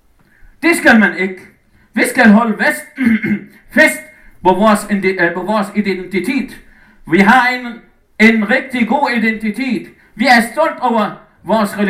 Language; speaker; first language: Danish; non-native, fluent; Arabic